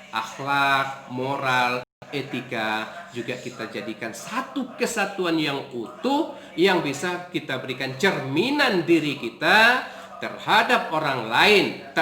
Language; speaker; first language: Indonesian; native; Indonesian